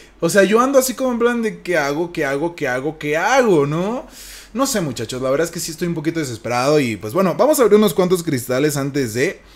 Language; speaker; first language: Spanish; native; Spanish